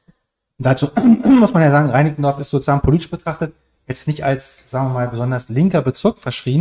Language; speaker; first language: German; native; German